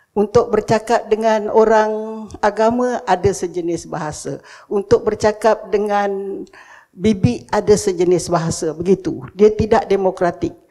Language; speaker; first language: Malay; native; Malay